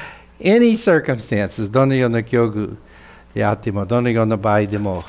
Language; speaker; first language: Japanese; non-native, fluent; English